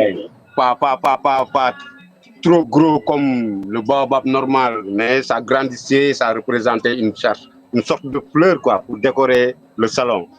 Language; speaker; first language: French; non-native, local second language; Wolof